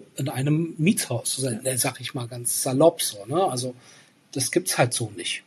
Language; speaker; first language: German; native; German